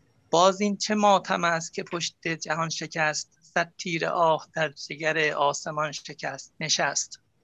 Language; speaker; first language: Persian; non-native, local second language; Azerbaijani